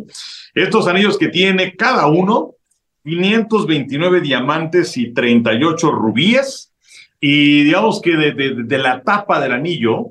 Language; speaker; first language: Spanish; native; Spanish